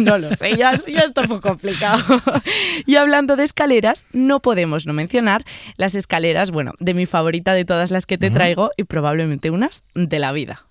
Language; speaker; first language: Spanish; native; Spanish